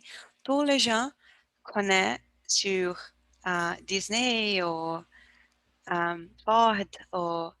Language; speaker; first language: French; non-native, learner; Portuguese